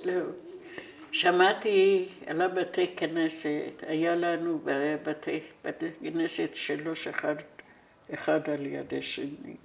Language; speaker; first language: Hebrew; non-native, fluent; Persian